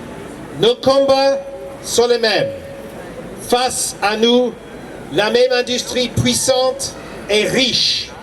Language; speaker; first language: French; non-native, fluent; English